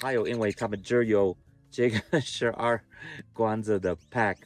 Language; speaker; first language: Chinese; non-native, fluent; English